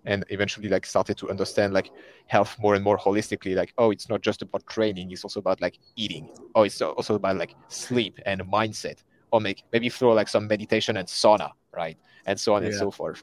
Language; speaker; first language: English; non-native, fluent; French